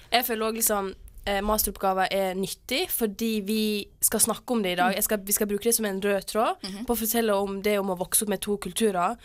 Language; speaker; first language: Norwegian; early bilingual, other home language; Kurdish